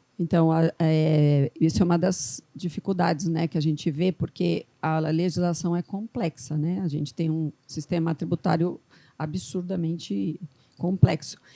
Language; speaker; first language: Portuguese; early bilingual, other home language; Spanish